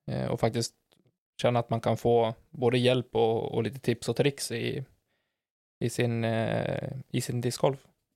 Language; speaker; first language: Swedish; native; Swedish